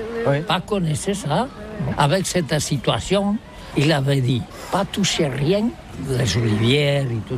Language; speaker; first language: French; non-native, learner; Catalan